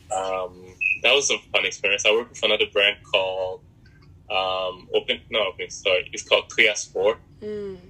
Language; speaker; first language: English; early bilingual, other home language; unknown